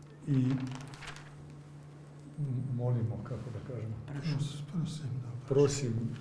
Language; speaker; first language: Russian; non-native, learner; Serbian